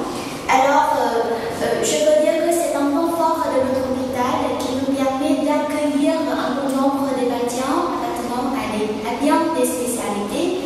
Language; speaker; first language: French; non-native, fluent; Vietnamese